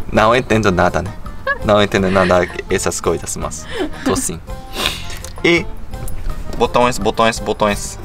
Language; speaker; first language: Portuguese; non-native, learner; Japanese